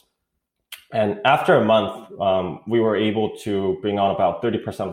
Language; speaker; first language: English; non-native, fluent; Korean